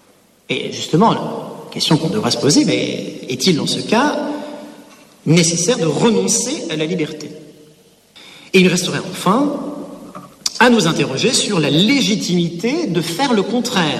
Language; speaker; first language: French; native; French